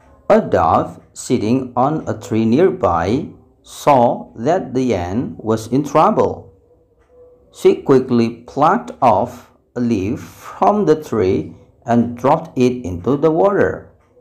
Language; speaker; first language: English; non-native, fluent; Indonesian